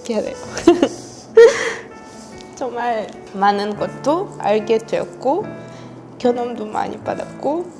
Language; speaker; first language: Korean; non-native, learner; Russian